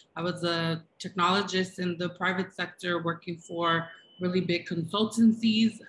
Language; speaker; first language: English; native; English